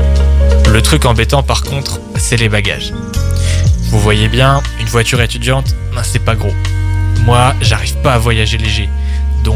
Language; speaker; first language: French; native; French